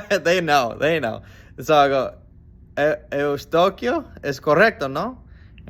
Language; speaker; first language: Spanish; non-native, learner; English